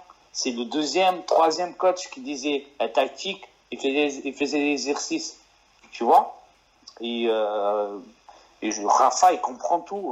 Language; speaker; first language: French; non-native, fluent; Portuguese